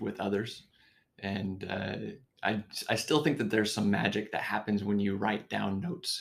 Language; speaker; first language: English; native; English